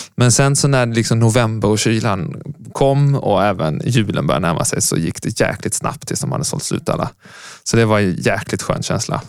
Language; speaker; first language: Swedish; native; Swedish